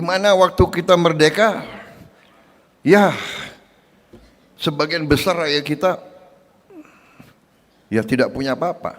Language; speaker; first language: Indonesian; native; Indonesian